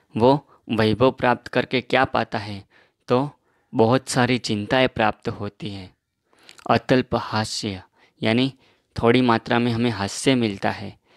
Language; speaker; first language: Hindi; non-native, local second language; Gujarati